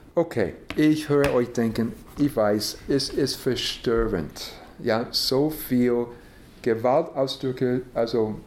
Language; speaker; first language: German; non-native, fluent; English